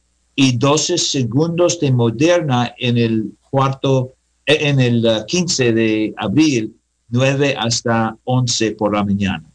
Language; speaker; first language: Spanish; non-native, learner; English